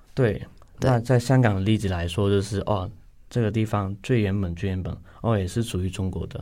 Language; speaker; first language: Chinese; non-native, local second language; Cantonese